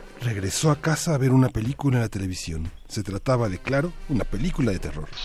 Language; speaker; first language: Spanish; native; Spanish